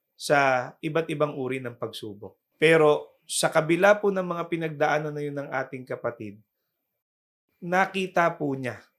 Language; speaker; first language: Filipino; native; Filipino